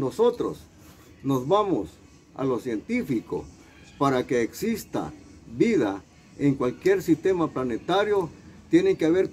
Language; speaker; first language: Spanish; native; Spanish